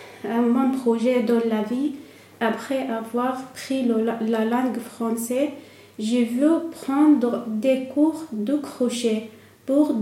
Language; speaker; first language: French; non-native, learner; Arabic